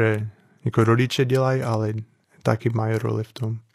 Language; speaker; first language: Czech; non-native, fluent; English